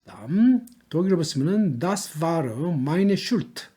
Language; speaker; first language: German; non-native, learner; Korean